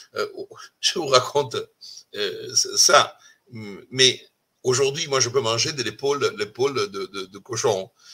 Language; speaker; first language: French; non-native, fluent; Italian